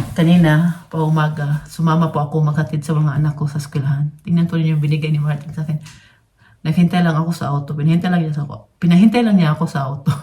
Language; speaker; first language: Filipino; non-native, local second language; Cebuano